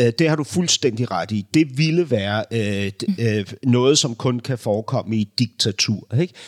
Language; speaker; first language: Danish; early bilingual, other home language; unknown